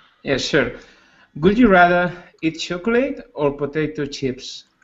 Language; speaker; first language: English; non-native, learner; Spanish